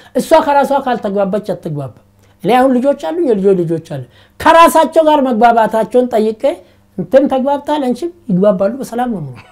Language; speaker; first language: Amharic; non-native, local second language; Oromo